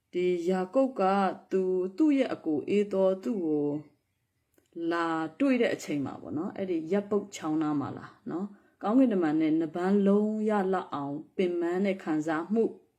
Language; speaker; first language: Burmese; non-native, local second language; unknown